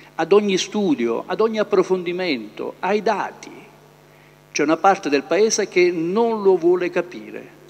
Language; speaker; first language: Italian; native; Italian